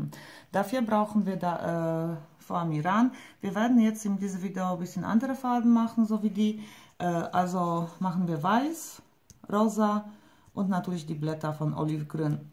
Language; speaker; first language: German; non-native, fluent; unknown